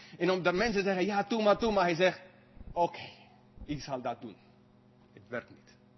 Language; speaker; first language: Dutch; non-native, fluent; English